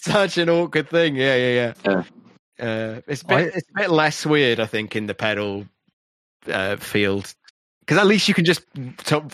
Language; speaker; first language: English; native; English